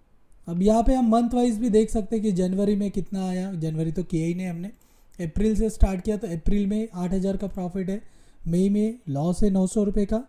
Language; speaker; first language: Hindi; native; Hindi